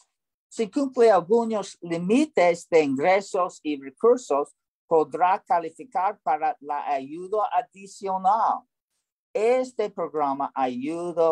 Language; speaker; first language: Spanish; non-native, learner; English